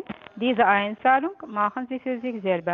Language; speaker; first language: German; non-native, fluent; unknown